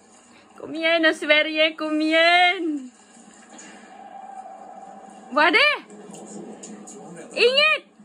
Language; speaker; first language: Swedish; non-native, learner; Filipino